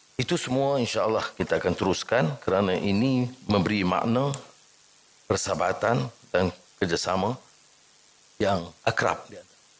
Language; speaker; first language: Malay; native; Malay